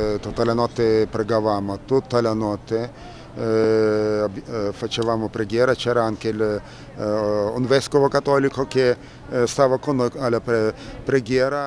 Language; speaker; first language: Italian; non-native, fluent; Russian